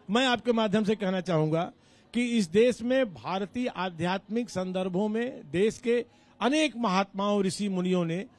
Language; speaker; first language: Hindi; native; Hindi